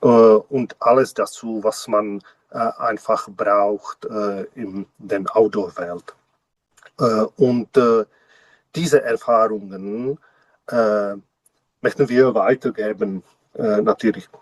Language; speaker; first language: German; non-native, learner; Czech